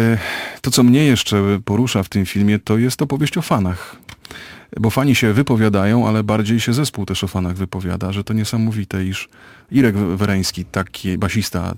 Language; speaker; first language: Polish; native; Polish